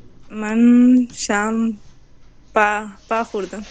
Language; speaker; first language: Persian; non-native, learner; Urdu